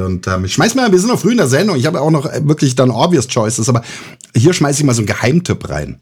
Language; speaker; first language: German; native; German